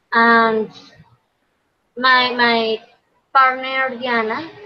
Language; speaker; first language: English; non-native, learner; Spanish